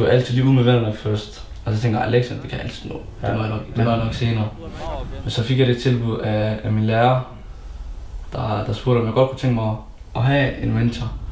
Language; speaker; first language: Danish; early bilingual, other home language; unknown